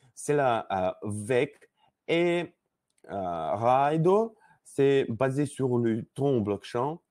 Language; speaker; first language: French; non-native, learner; Russian